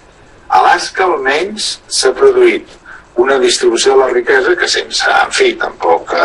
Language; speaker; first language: Catalan; native; Catalan